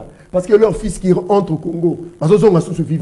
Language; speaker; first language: French; non-native, local second language; Lingala